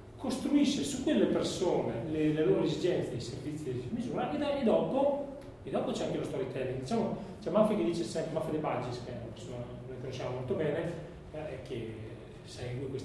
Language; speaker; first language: Italian; native; Italian